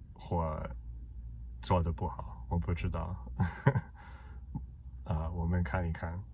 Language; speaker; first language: Chinese; non-native, fluent; English